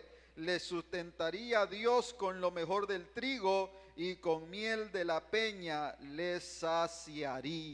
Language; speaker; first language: Spanish; native; Spanish